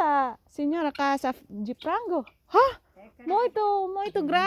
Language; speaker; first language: Portuguese; non-native, learner; Filipino